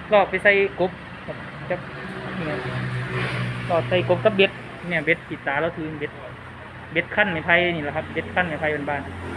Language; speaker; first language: Thai; native; Thai